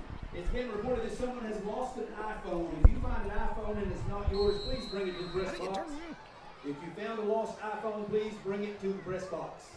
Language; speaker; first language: English; native; English